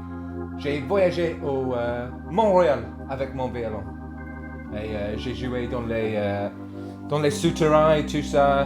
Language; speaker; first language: French; non-native, fluent; English